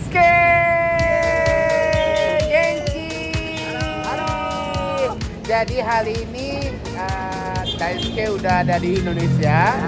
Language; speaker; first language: Indonesian; non-native, fluent; Japanese